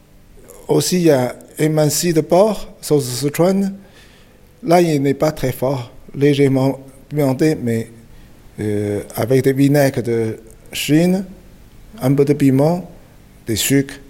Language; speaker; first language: French; non-native, fluent; Chinese